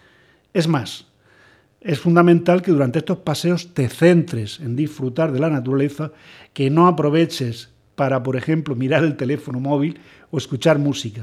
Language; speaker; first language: Spanish; native; Spanish